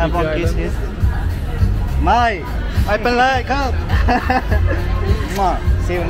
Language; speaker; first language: English; non-native, fluent; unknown